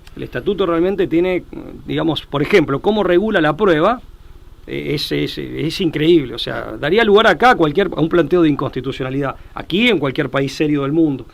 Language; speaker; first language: Spanish; native; Spanish